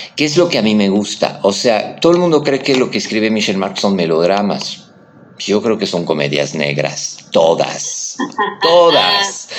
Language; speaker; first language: Spanish; non-native, fluent; French